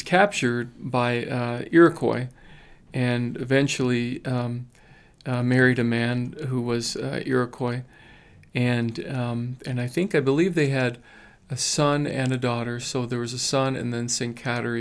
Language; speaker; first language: English; native; English